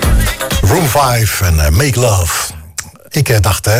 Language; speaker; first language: Dutch; native; Dutch